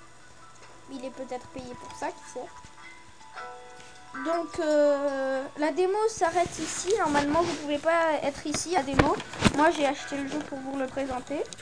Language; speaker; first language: French; native; French